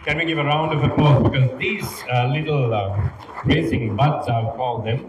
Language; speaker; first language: English; non-native, local second language; Sinhala